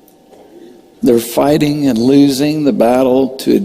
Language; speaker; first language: English; native; English